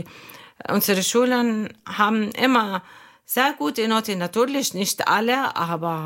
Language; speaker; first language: German; non-native, learner; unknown